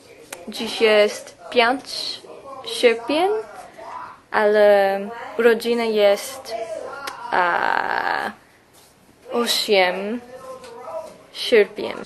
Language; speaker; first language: Polish; non-native, learner; English